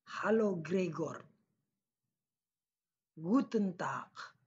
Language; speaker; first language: German; non-native, learner; Indonesian